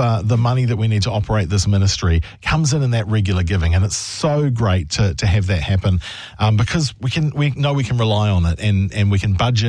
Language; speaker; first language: English; native; English